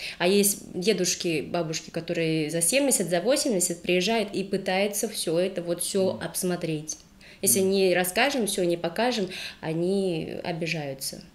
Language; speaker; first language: Russian; early bilingual, heritage; Russian